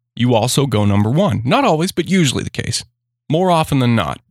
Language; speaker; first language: English; native; English